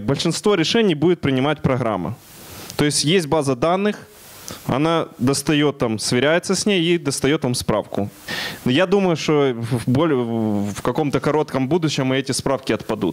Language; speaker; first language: Russian; non-native, local second language; Ukrainian